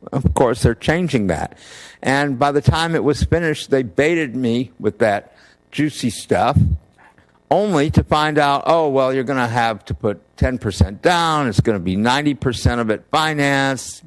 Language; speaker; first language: English; native; English